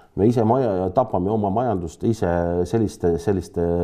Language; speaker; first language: Estonian; non-native, local second language; Russian